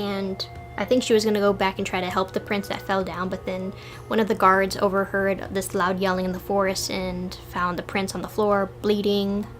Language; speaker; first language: English; native; English